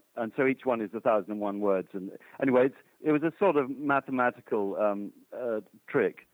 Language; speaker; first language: English; native; English